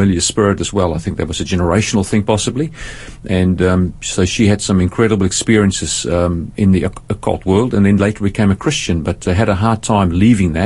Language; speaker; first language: English; native; English